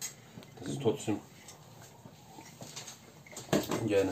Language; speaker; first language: German; non-native, learner; Turkish